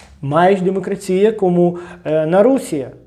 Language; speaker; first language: Portuguese; non-native, learner; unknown